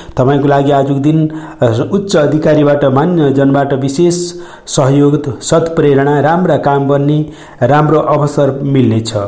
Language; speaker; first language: Nepali; native; Nepali